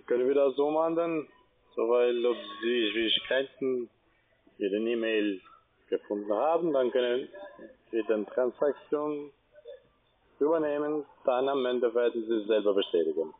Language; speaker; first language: German; non-native, fluent; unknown